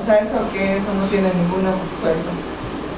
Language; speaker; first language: Spanish; native; Spanish